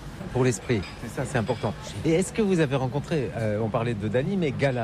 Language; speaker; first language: French; native; French